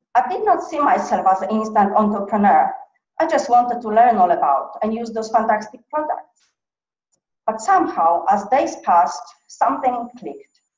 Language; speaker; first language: English; non-native, fluent; Polish